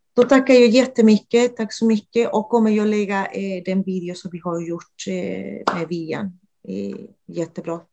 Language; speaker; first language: Swedish; non-native, fluent; Spanish